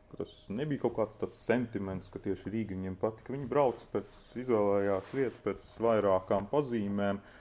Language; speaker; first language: Latvian; native; Latvian